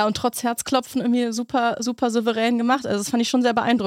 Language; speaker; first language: German; native; German